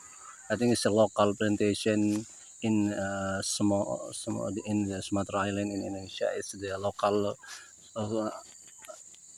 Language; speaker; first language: English; non-native, learner; Indonesian